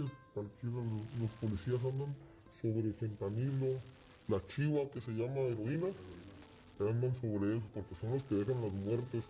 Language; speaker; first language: Spanish; native; Spanish